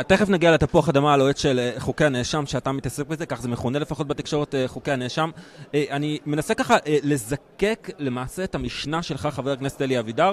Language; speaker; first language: Hebrew; native; Hebrew